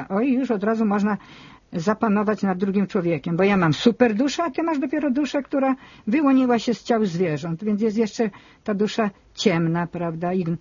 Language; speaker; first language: Polish; native; Polish